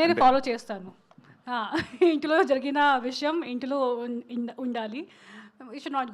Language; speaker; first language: Telugu; non-native, fluent; Hindi